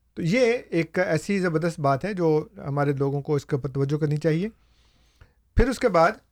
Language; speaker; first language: Urdu; native; Urdu